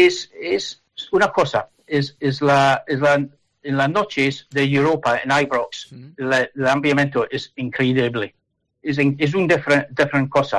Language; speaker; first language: Spanish; non-native, learner; English